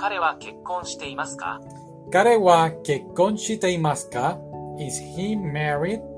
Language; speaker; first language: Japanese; non-native, learner; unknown